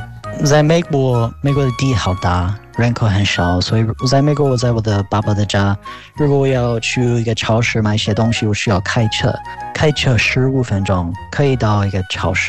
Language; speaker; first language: Chinese; non-native, fluent; English